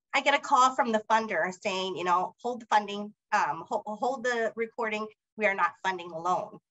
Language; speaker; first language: English; native; English